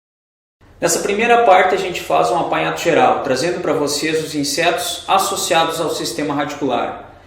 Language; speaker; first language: Portuguese; native; Portuguese